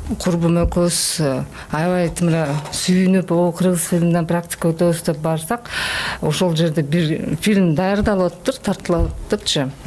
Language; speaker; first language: Kyrgyz; native; Kyrgyz